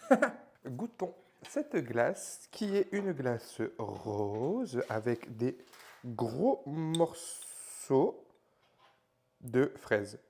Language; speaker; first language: French; native; French